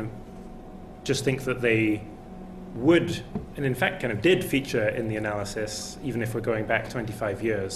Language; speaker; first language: English; native; English